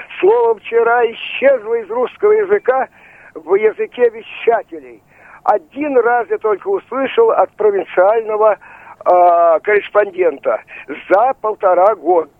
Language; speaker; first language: Russian; native; Russian